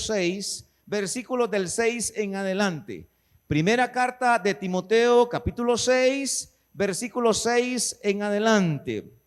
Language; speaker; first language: Spanish; native; Spanish